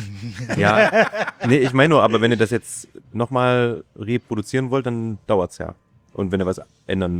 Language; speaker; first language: German; native; German